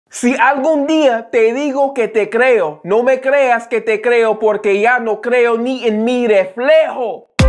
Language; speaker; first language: Spanish; non-native, learner; English